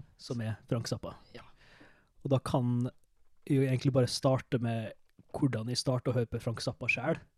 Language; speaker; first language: Norwegian; native; Norwegian